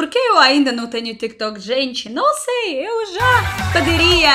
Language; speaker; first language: Portuguese; non-native, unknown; Russian